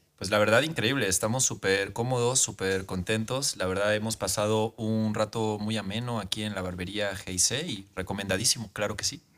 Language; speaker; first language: Spanish; native; Spanish